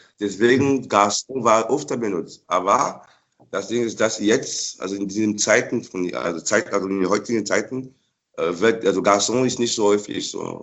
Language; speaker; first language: German; non-native, fluent; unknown